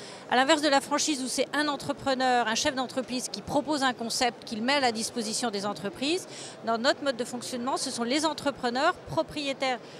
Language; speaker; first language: French; native; French